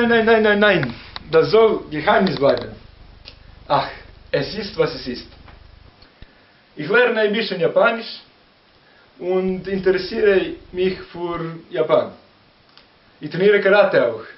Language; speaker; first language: German; non-native, learner; Serbian